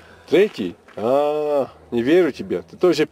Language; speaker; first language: Russian; non-native, learner; Czech